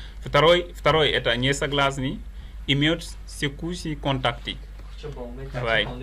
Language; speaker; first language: Russian; non-native, learner; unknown